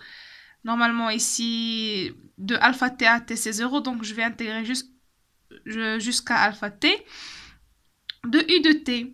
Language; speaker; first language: French; non-native, local second language; Arabic